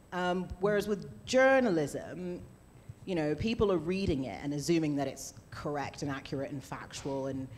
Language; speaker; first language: English; native; English